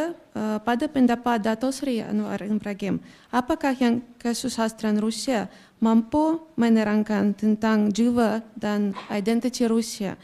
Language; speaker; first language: Indonesian; non-native, fluent; Russian